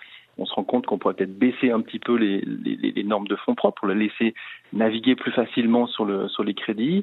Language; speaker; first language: French; native; French